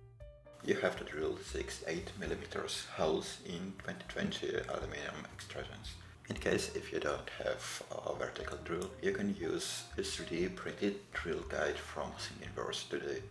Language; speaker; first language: English; non-native, fluent; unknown